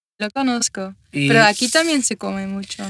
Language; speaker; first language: Spanish; non-native, fluent; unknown